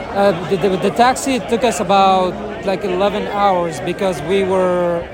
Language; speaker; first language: English; non-native, fluent; Arabic